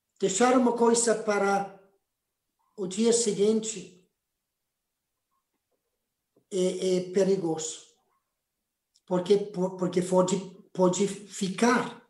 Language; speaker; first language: Portuguese; non-native, fluent; Spanish